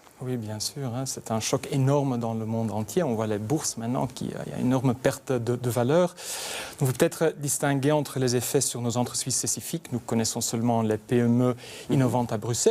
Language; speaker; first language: French; native; French